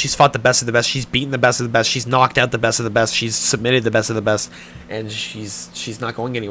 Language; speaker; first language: English; native; English